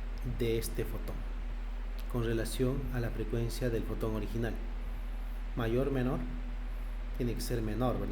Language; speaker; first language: Spanish; native; Spanish